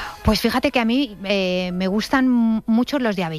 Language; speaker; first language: Spanish; native; Spanish